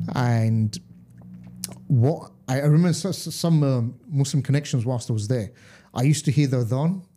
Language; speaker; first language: English; early bilingual, other home language; Hindi